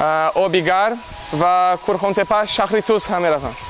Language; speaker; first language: Persian; non-native, learner; Portuguese